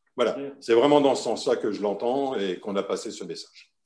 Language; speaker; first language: French; native; French